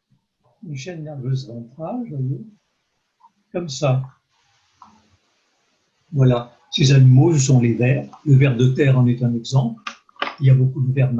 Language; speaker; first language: French; native; French